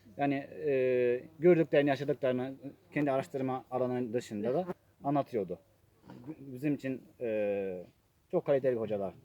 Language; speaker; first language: Turkish; non-native, fluent; Japanese